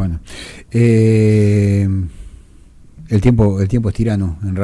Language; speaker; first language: Spanish; native; Spanish